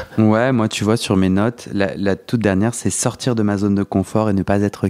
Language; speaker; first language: French; native; French